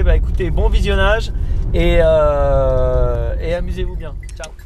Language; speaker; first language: French; native; French